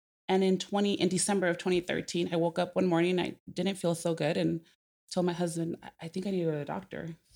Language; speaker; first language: English; native; English